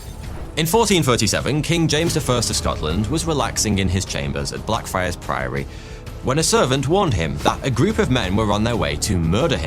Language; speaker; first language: English; native; English